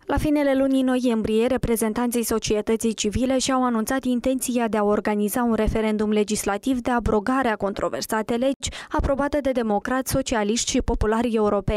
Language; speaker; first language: Romanian; native; Romanian